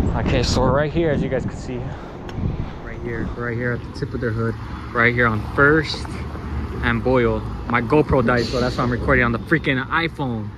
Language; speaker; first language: English; native; English